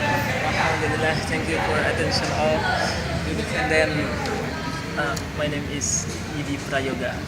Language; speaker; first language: English; non-native, learner; Indonesian